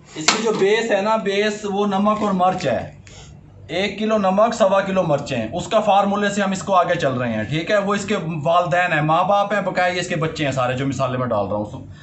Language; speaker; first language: Urdu; non-native, local second language; Punjabi